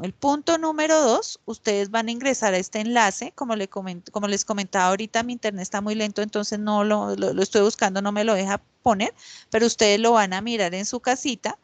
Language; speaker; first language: Spanish; native; Spanish